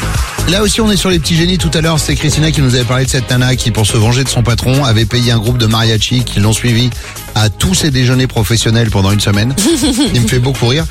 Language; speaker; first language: French; native; French